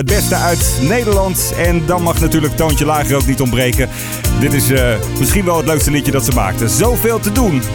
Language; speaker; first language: Dutch; native; Dutch